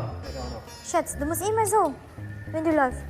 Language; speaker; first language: German; non-native, learner; Filipino